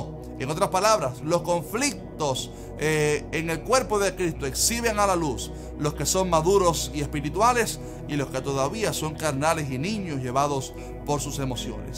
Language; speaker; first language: Spanish; native; Spanish